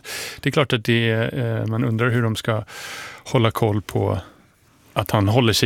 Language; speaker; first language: Swedish; non-native, fluent; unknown